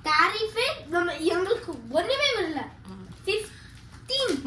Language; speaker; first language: Tamil; early bilingual, heritage; Tamil